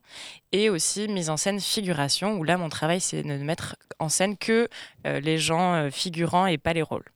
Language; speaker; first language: French; native; French